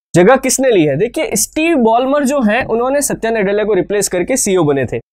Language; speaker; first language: Hindi; native; Hindi